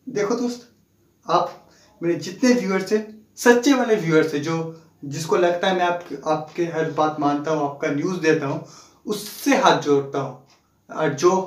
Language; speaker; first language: Hindi; non-native, local second language; Bangla